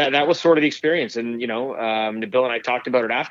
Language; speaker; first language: English; native; English